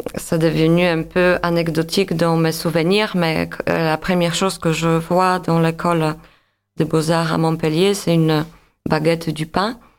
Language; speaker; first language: French; non-native, fluent; Polish